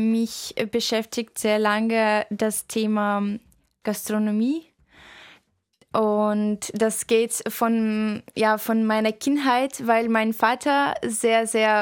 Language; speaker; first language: German; non-native, fluent; Russian